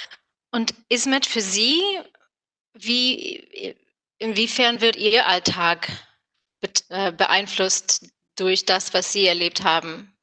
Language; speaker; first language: German; non-native, fluent; English